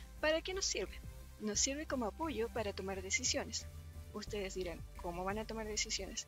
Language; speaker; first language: Spanish; native; Spanish